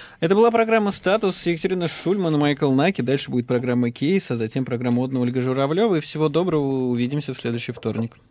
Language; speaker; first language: Russian; native; Russian